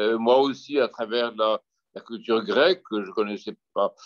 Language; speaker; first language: French; native; French